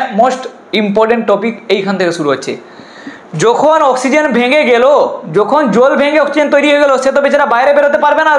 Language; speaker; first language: Bangla; non-native, local second language; Hindi